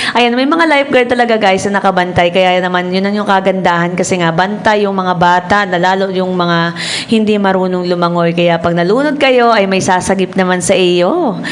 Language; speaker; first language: Filipino; native; Filipino